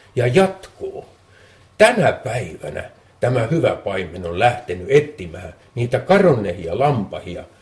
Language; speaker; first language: Finnish; native; Finnish